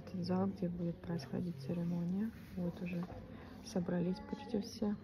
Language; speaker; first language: Russian; native; Russian